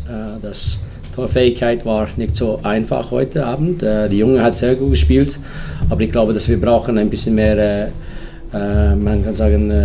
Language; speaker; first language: German; non-native, learner; English